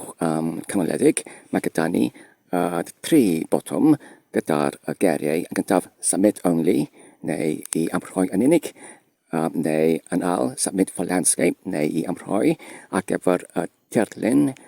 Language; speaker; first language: Welsh; non-native, fluent; English